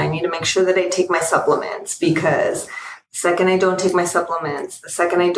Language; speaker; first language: English; early bilingual, other home language; Spanish